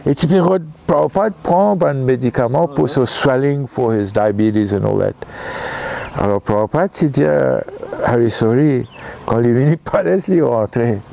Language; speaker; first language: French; non-native, local second language; Morisyen